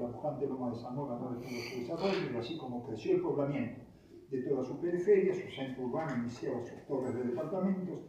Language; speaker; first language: Spanish; native; Spanish